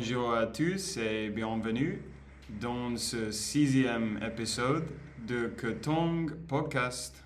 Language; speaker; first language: French; non-native, learner; Spanish